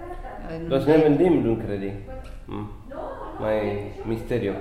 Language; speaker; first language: Welsh; non-native, local second language; Spanish